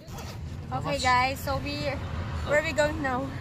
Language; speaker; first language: English; non-native, fluent; Filipino